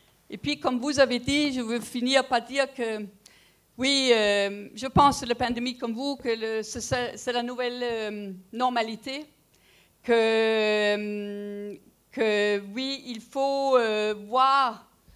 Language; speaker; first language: French; non-native, fluent; Danish